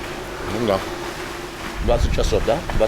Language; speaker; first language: Russian; non-native, learner; English